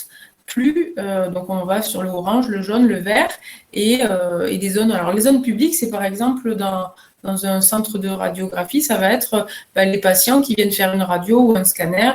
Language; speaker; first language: French; native; French